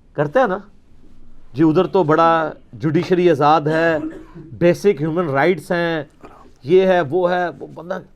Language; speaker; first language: Urdu; non-native, local second language; Punjabi